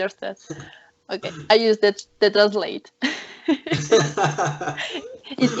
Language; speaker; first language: English; non-native, learner; Spanish